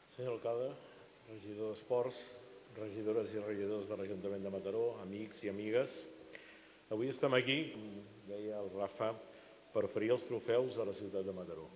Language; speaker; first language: Catalan; native; Catalan